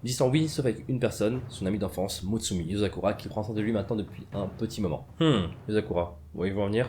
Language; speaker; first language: French; native; French